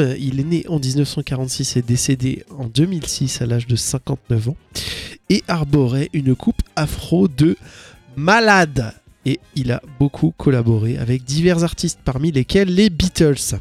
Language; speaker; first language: French; native; French